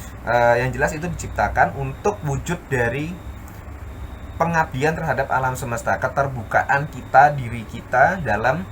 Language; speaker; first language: Indonesian; native; Indonesian